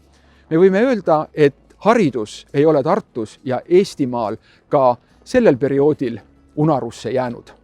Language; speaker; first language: Estonian; native; Estonian